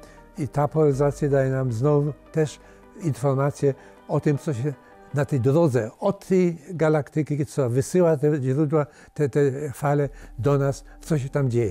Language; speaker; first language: Polish; early bilingual, heritage; Polish